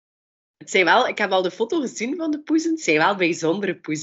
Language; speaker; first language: Dutch; native; Dutch